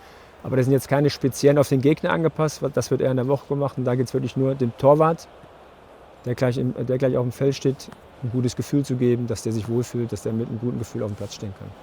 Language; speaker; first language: German; native; German